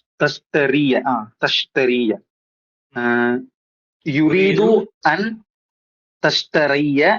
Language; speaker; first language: Arabic; non-native, learner; Tamil